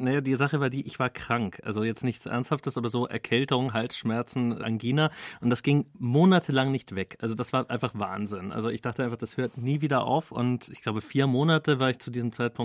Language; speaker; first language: German; native; German